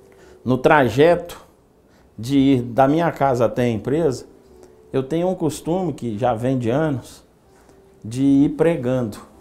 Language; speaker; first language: Portuguese; native; Portuguese